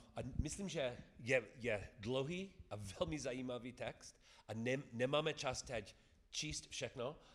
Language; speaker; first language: Czech; non-native, learner; English